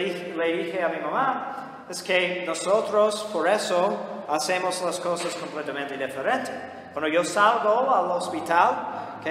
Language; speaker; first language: Spanish; non-native, fluent; English